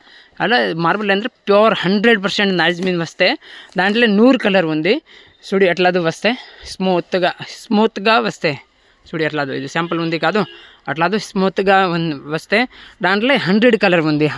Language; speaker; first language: Telugu; non-native, local second language; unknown